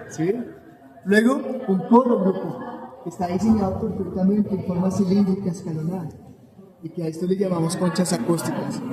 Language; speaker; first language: Spanish; native; Spanish